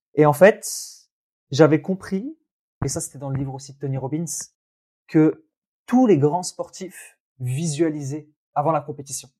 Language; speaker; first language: French; early bilingual, other home language; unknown